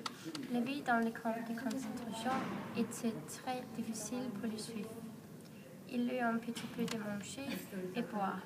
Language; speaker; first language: French; non-native, learner; Danish